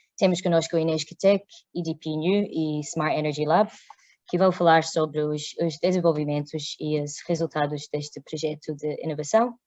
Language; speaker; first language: Portuguese; non-native, fluent; English